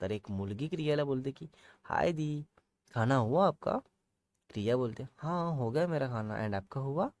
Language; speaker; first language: Hindi; non-native, local second language; Marathi